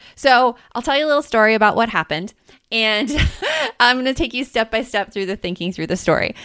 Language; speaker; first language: English; native; English